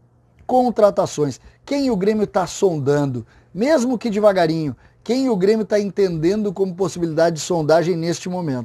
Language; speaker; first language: Portuguese; native; Portuguese